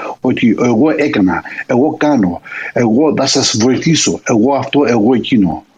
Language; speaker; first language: Greek; early bilingual, heritage; Greek